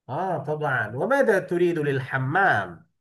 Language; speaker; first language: Arabic; non-native, fluent; Indonesian